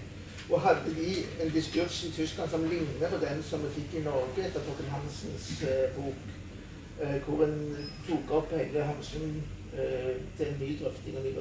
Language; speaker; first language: Norwegian; native; Norwegian